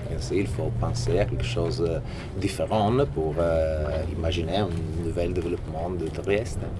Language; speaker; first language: French; non-native, fluent; Italian